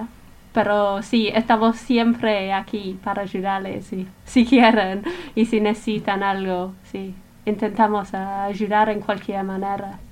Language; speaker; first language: Spanish; non-native, fluent; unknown